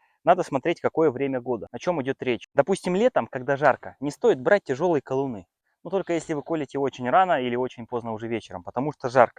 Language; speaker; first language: Russian; native; Russian